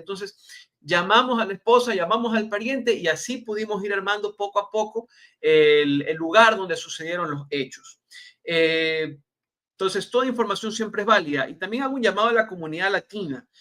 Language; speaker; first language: Spanish; native; Spanish